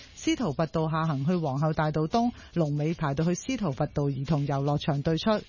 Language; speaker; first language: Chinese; non-native, local second language; Cantonese